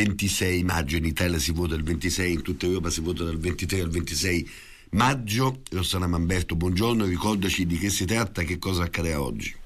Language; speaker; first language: Italian; native; Italian